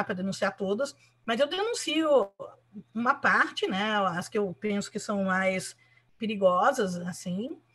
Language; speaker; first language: Portuguese; early bilingual, other home language; Spanish